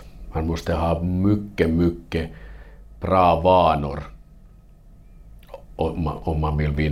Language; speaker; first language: Swedish; non-native, fluent; Finnish